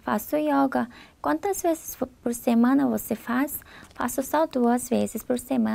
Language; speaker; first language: Portuguese; non-native, fluent; Korean